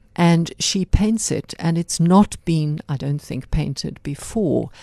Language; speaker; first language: English; native; English